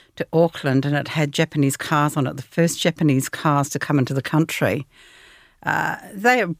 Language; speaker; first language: English; native; English